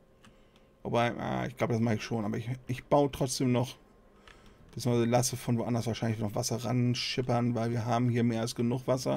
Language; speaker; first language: German; native; German